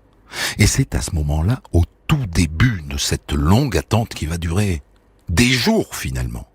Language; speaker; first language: French; native; French